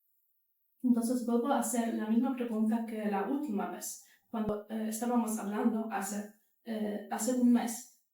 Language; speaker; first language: Spanish; non-native, fluent; Polish